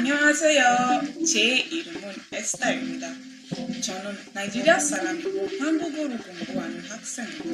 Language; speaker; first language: Korean; non-native, learner; Igbo